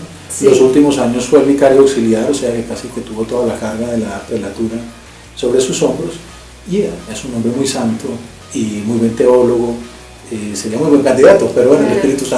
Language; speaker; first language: Spanish; native; Spanish